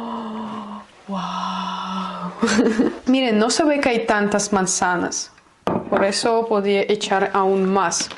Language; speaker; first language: Spanish; non-native, learner; Russian